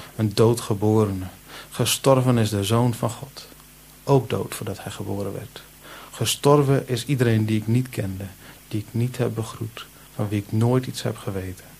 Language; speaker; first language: Dutch; non-native, local second language; Western Frisian